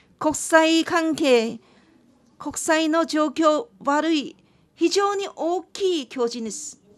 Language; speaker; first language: Japanese; non-native, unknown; Chinese